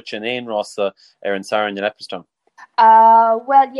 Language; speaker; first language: Irish; non-native, local second language; English